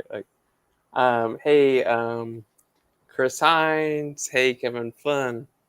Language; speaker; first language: English; native; English